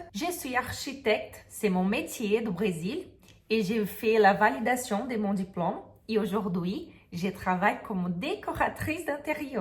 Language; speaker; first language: French; non-native, fluent; Portuguese